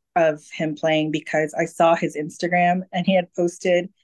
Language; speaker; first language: English; native; English